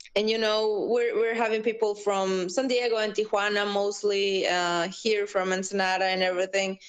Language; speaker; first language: English; non-native, fluent; Spanish